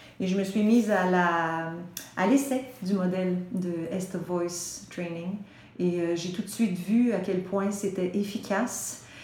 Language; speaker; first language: French; native; French